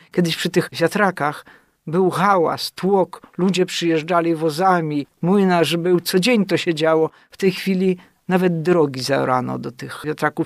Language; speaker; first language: Polish; native; Polish